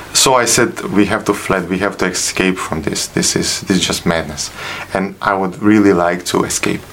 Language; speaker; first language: English; non-native, fluent; Bosnian